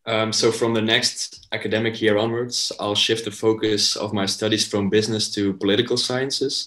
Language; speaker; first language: English; non-native, fluent; Dutch